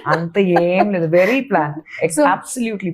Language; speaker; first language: Telugu; non-native, local second language; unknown